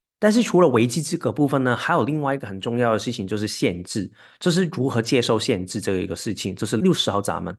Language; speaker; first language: Chinese; non-native, local second language; Cantonese